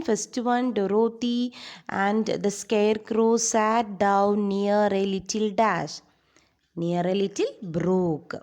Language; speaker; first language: English; non-native, local second language; Malayalam